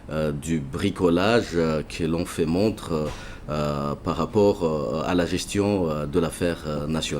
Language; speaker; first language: French; non-native, local second language; Malagasy